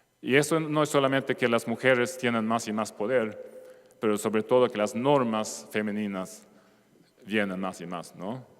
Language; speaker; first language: Spanish; non-native, fluent; Swedish